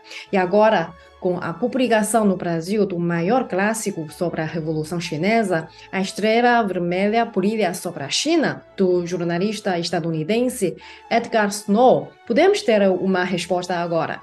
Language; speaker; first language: Portuguese; non-native, fluent; Chinese